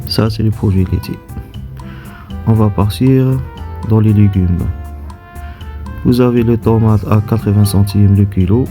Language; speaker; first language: French; non-native, local second language; Arabic